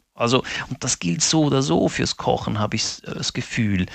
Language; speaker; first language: German; native; German